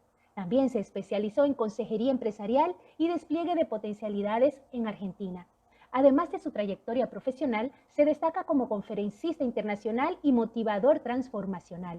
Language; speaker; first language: Spanish; native; Spanish